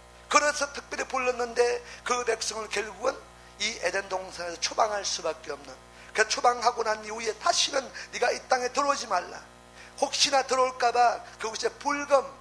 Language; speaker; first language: Korean; native; Korean